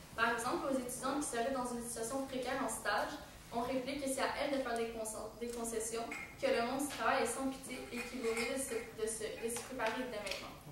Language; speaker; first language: French; native; French